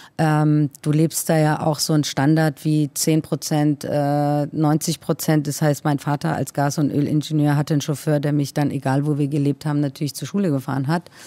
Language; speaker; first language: German; early bilingual, other home language; Persian